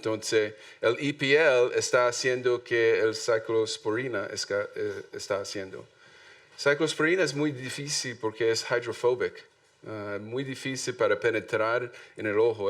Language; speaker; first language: Spanish; non-native, learner; English